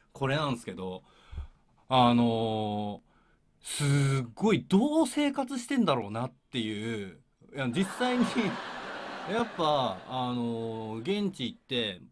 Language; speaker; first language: Japanese; native; Japanese